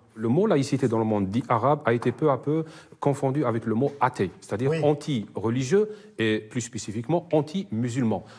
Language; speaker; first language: French; non-native, local second language; Arabic